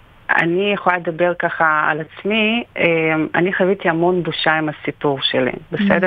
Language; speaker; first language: Hebrew; non-native, fluent; Russian